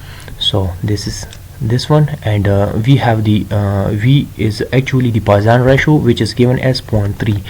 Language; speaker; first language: English; non-native, local second language; Urdu